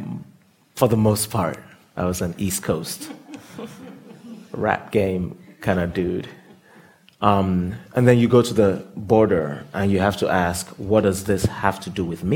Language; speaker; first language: English; non-native, local second language; Yoruba